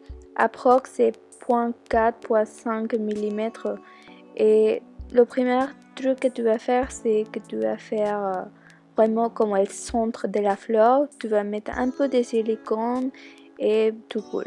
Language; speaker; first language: French; non-native, learner; Spanish